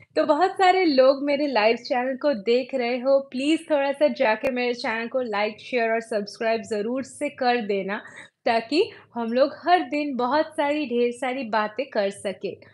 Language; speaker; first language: Hindi; non-native, local second language; Bangla